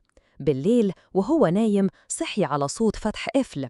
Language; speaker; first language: Arabic; native; Arabic